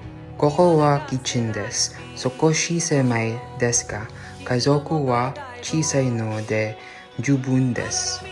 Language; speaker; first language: Japanese; non-native, learner; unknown